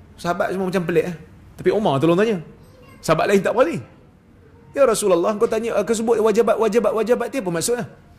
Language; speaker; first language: Malay; native; Malay